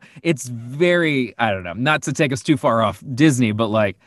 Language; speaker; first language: English; native; English